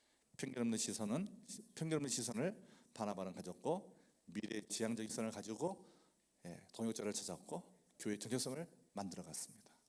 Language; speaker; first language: Korean; native; Korean